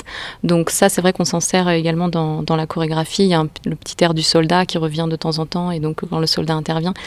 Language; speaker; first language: French; native; French